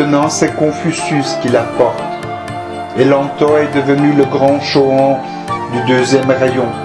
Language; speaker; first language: French; native; French